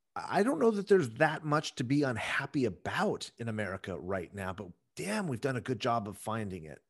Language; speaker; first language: English; native; English